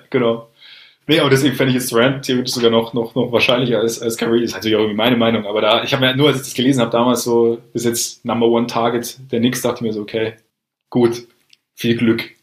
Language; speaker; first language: German; native; German